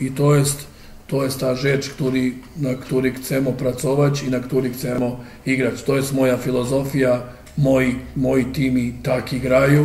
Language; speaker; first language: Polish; non-native, learner; Serbian